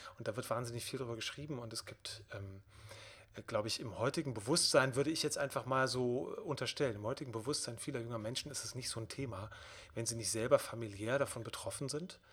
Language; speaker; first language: German; native; German